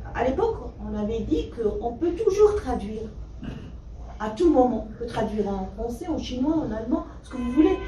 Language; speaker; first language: French; non-native, local second language; Arabic